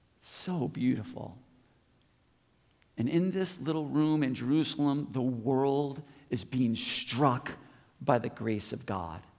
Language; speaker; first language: English; native; English